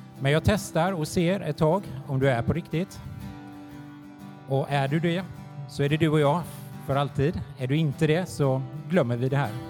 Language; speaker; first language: Swedish; native; Swedish